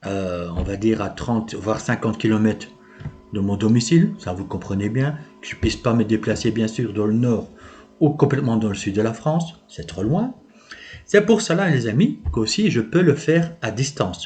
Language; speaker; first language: French; native; French